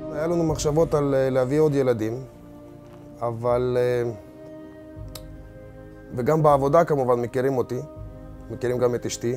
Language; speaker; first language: Hebrew; early bilingual, other home language; Russian